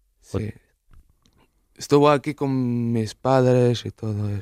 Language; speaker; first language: Spanish; non-native, learner; Arabic